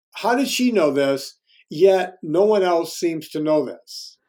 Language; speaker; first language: English; native; English